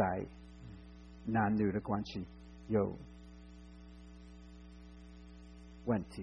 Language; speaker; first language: Chinese; non-native, fluent; English